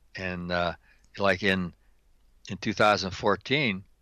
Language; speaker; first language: English; native; English